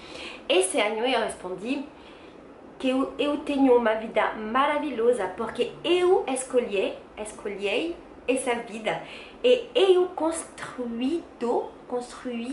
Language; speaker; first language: Portuguese; non-native, learner; French